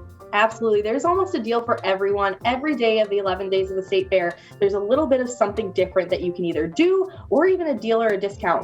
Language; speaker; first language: English; native; English